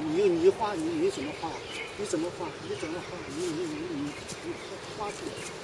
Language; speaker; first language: Chinese; native; Chinese